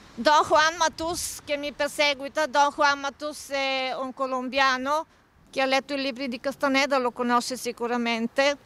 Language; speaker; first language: Italian; non-native, fluent; Bulgarian